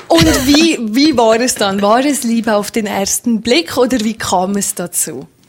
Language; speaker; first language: German; native; German